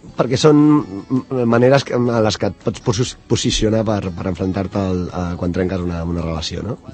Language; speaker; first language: Catalan; non-native, local second language; Spanish